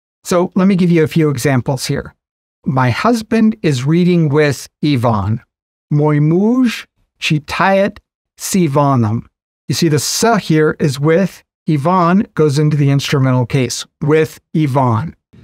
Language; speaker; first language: English; native; English